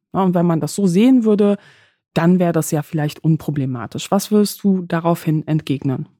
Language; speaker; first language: German; early bilingual, other home language; Polish